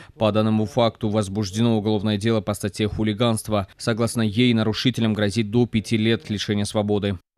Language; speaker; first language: Russian; non-native, local second language; Kyrgyz